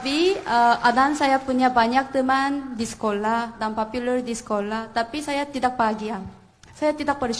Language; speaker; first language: Indonesian; non-native, fluent; Korean